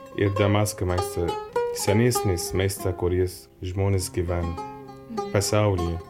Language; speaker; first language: Lithuanian; non-native, learner; Arabic